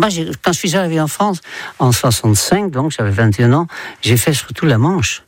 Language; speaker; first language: French; native; French